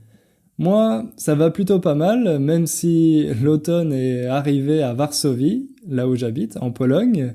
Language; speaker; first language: French; native; French